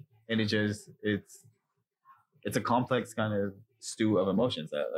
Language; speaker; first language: English; native; English